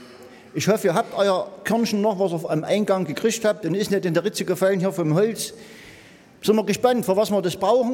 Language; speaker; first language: German; native; German